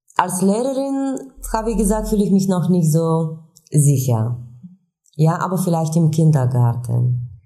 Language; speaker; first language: German; non-native, fluent; Bulgarian